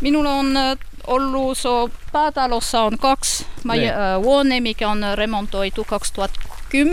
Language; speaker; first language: Finnish; non-native, learner; French